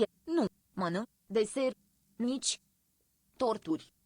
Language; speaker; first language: Romanian; non-native, learner; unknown